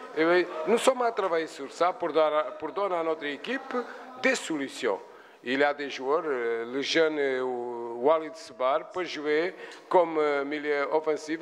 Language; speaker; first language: French; non-native, fluent; Portuguese